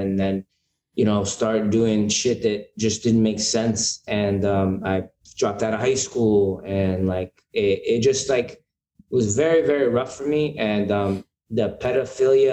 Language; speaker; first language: English; native; English